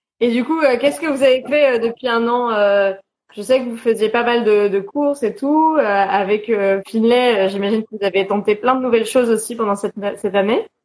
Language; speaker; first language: French; native; French